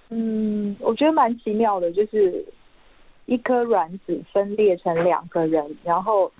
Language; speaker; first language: Chinese; non-native, local second language; Hakka Chinese